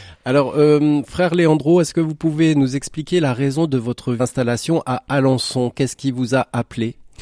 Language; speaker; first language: French; native; French